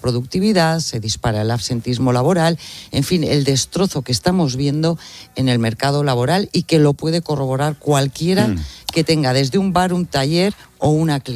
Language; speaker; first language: Spanish; native; Spanish